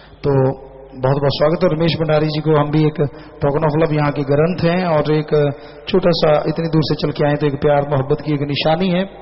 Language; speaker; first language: Hindi; non-native, local second language; Punjabi